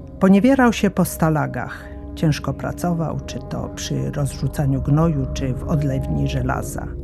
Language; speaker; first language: Polish; native; Polish